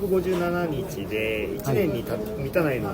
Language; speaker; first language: Japanese; native; Japanese